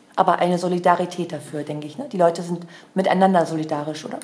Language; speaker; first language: German; native; German